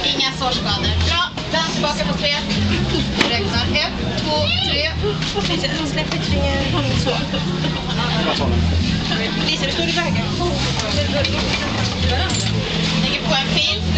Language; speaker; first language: Swedish; native; Swedish